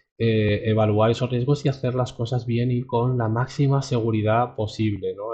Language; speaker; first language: Spanish; native; Spanish